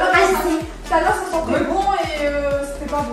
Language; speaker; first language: French; native; French